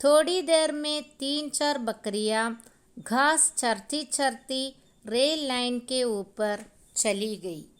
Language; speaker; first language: Hindi; non-native, local second language; Malayalam